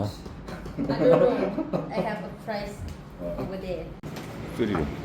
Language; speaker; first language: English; non-native, learner; Korean